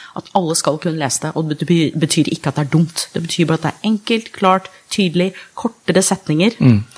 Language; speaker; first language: Norwegian; early bilingual, other home language; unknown